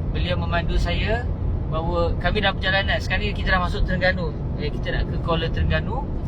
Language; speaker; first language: Malay; native; Malay